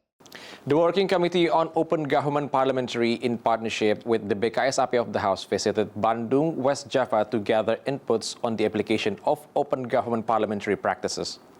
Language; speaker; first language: English; non-native, fluent; Indonesian